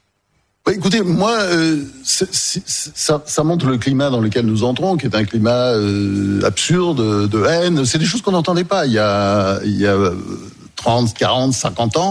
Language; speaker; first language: French; native; French